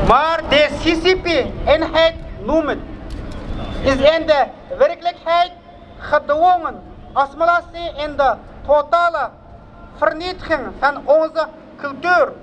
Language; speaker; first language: Dutch; non-native, fluent; Uyghur